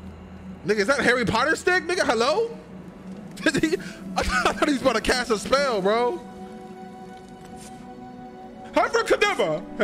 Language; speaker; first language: English; native; English